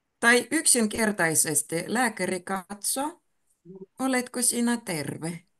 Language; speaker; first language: Finnish; non-native, fluent; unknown